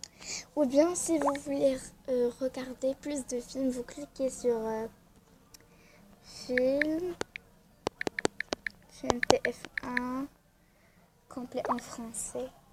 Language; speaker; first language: French; non-native, learner; Arabic